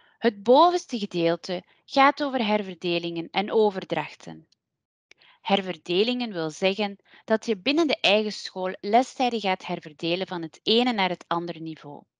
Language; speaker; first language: Dutch; native; Dutch